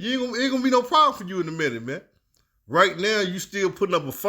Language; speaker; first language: English; native; English